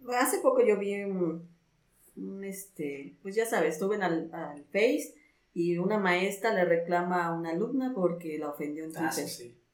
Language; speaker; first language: Spanish; native; Spanish